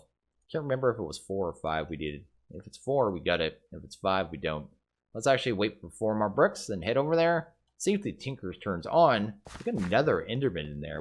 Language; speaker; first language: English; native; English